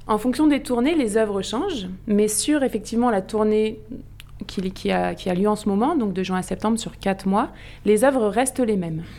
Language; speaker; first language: French; native; French